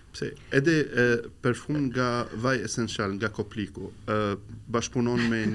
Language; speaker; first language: Albanian; non-native, fluent; Arabic